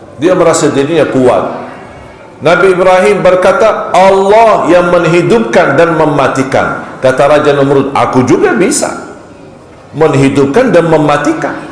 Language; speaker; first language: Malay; non-native, fluent; Arabic